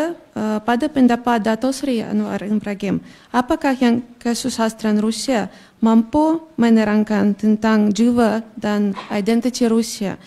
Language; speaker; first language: Indonesian; non-native, fluent; Russian